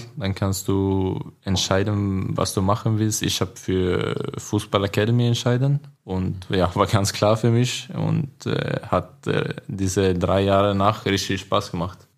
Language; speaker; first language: German; non-native, learner; Swedish